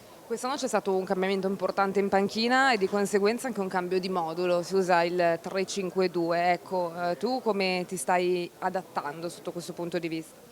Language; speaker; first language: Italian; native; Italian